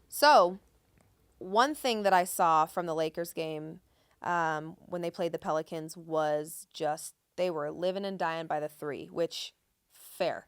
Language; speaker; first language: English; native; English